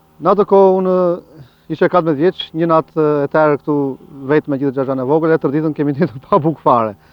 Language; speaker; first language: Albanian; native; Albanian